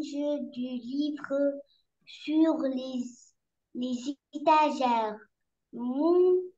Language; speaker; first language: French; non-native, learner; Arabic